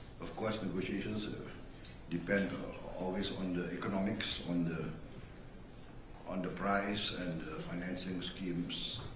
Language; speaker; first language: English; non-native, fluent; Indonesian